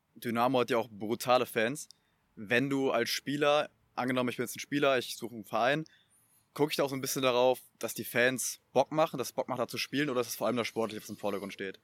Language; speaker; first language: German; native; German